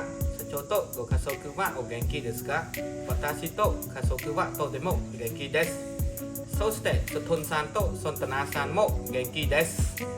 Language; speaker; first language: Japanese; non-native, learner; Khmer